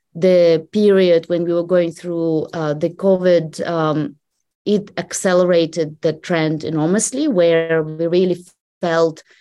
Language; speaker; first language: English; non-native, fluent; Russian